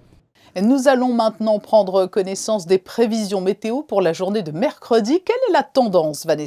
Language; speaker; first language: French; native; French